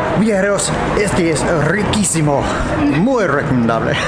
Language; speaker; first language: Spanish; non-native, learner; English